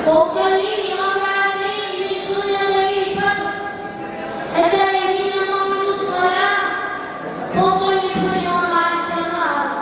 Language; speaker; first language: Arabic; non-native, learner; Urdu